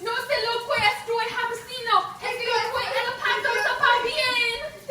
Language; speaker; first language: Spanish; non-native, learner; English